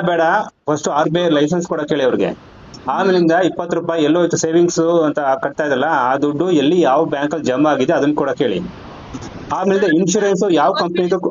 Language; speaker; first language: Kannada; native; Kannada